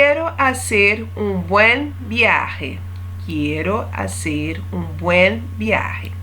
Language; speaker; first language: Spanish; non-native, fluent; Portuguese